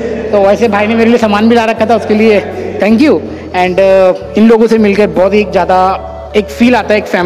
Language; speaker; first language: Hindi; native; Hindi